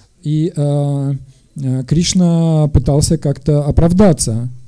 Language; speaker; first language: Russian; native; Russian